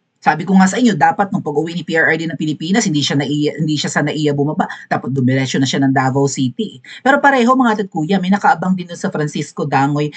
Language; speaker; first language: Filipino; native; Filipino